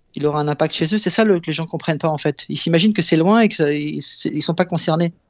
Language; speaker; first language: French; native; French